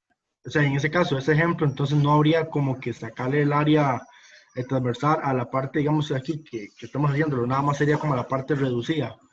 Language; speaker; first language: Spanish; native; Spanish